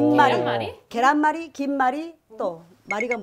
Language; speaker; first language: Korean; native; Korean